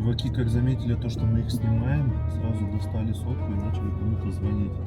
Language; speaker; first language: Russian; native; Russian